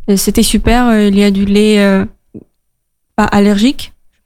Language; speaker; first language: French; non-native, learner; Russian